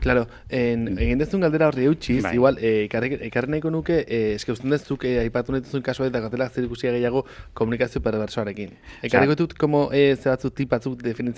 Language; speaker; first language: Basque; native; Basque